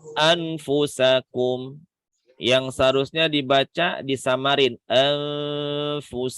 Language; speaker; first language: Indonesian; native; Indonesian